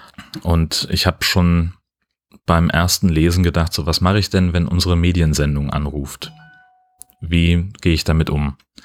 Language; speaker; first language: German; native; German